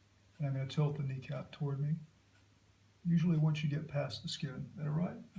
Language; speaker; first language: English; native; English